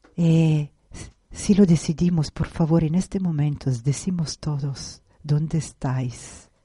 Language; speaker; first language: Spanish; non-native, fluent; Italian